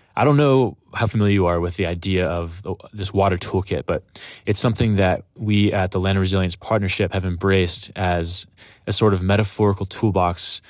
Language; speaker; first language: English; native; English